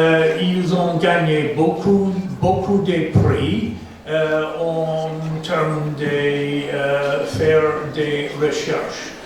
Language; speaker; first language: French; non-native, fluent; English